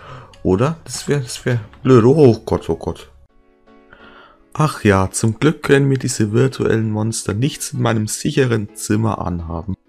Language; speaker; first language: German; native; German